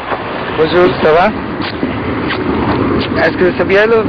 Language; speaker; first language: French; non-native, learner; Turkish